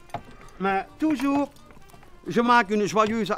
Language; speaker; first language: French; non-native, learner; Dutch